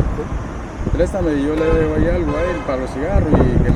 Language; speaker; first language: Spanish; native; Spanish